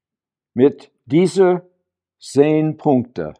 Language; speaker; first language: German; non-native, learner; English